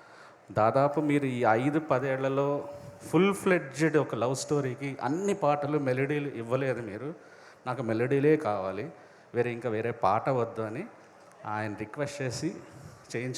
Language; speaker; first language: Telugu; native; Telugu